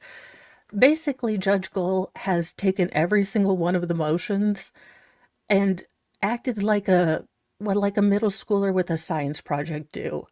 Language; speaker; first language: English; native; English